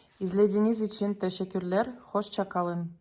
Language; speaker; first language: Turkish; non-native, learner; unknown